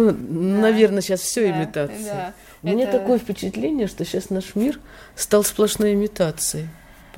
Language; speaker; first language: Russian; native; Russian